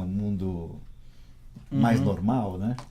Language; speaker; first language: Portuguese; native; Portuguese